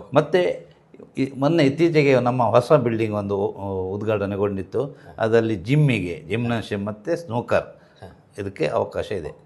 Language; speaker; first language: Kannada; native; Kannada